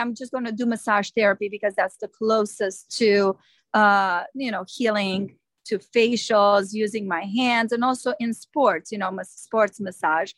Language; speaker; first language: English; non-native, fluent; Romanian